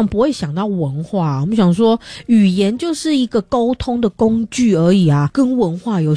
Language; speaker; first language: Chinese; non-native, local second language; Min Nan Chinese